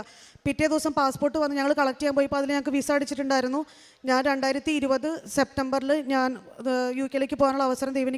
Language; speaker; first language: Malayalam; native; Malayalam